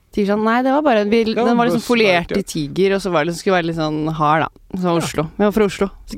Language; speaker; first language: Norwegian; native; Norwegian